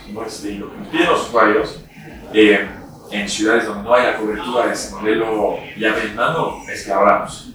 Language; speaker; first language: Spanish; non-native, fluent; French